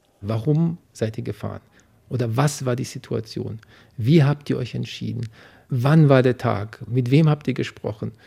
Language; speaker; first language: German; early bilingual, other home language; Polish